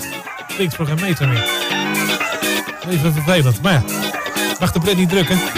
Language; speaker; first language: Dutch; native; Dutch